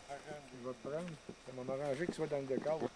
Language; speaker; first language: French; native; French